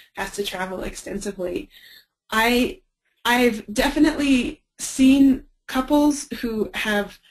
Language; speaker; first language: English; native; English